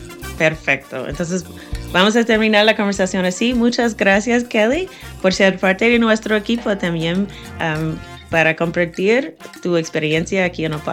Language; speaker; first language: Spanish; non-native, fluent; English